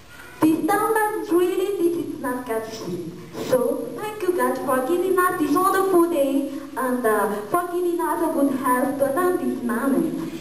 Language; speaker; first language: English; non-native, learner; Malagasy